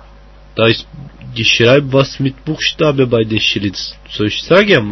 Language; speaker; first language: German; non-native, learner; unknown